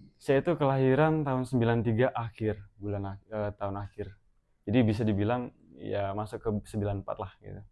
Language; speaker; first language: Indonesian; native; Indonesian